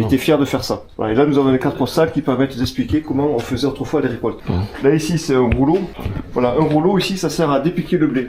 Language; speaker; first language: French; native; French